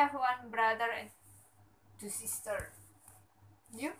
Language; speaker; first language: English; non-native, learner; Indonesian